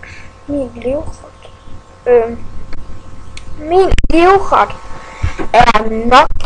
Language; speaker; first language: Danish; early bilingual, other home language; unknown